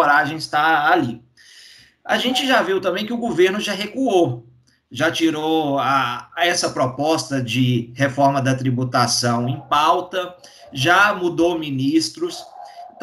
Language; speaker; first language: Portuguese; native; Portuguese